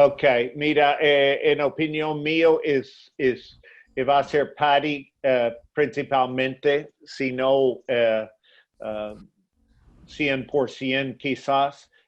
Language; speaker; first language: Spanish; non-native, fluent; English